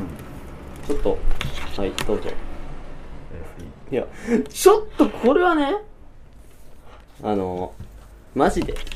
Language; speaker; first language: Japanese; native; Japanese